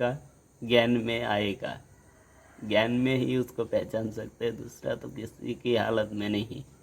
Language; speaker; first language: Hindi; non-native, local second language; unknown